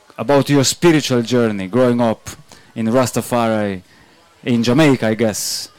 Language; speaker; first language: English; non-native, fluent; Italian